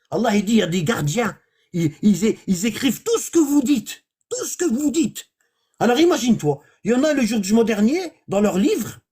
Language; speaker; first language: French; native; French